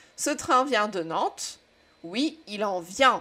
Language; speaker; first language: French; non-native, fluent; Czech